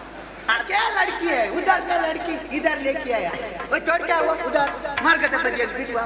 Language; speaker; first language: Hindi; non-native, local second language; Kannada